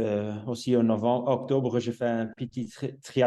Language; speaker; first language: French; non-native, local second language; Dutch